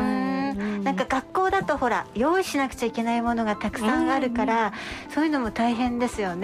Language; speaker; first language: Japanese; native; Japanese